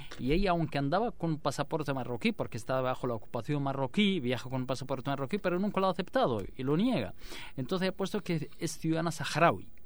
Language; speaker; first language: Spanish; non-native, local second language; Arabic